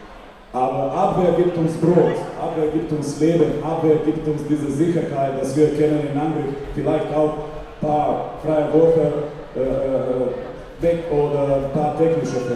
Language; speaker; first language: German; non-native, fluent; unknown